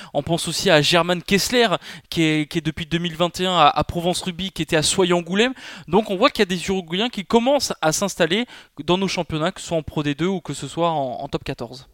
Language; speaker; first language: French; native; French